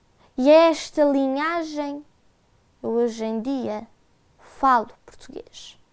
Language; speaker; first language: Portuguese; early bilingual, heritage; Portuguese